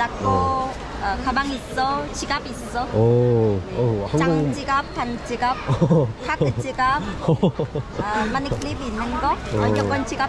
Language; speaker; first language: Korean; non-native, learner; Vietnamese